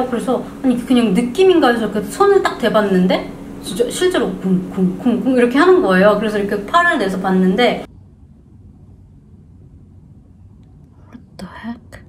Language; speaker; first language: Korean; early bilingual, heritage; Korean